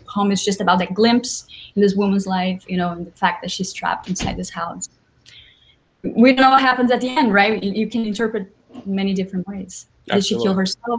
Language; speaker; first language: English; non-native, fluent; Portuguese